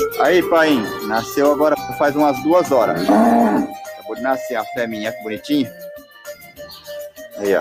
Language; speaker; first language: Portuguese; native; Portuguese